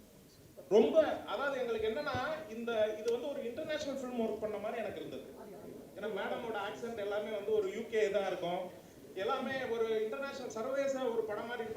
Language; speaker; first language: Tamil; native; Tamil